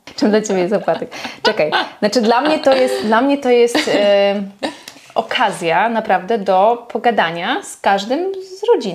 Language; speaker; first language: Polish; native; Polish